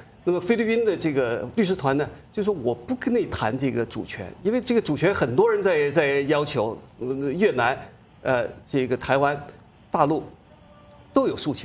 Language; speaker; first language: Chinese; native; Chinese